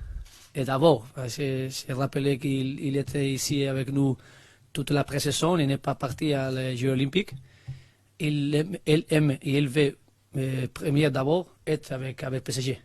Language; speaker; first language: French; non-native, learner; Spanish